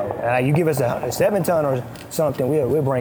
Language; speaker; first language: English; non-native, fluent; Arabic